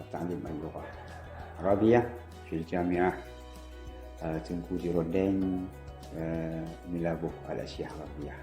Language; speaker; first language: Arabic; non-native, fluent; Indonesian